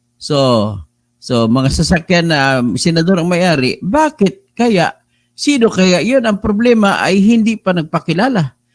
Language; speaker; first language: Filipino; non-native, local second language; Cebuano